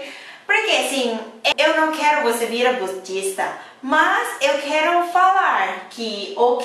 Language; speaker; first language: Portuguese; non-native, fluent; Thai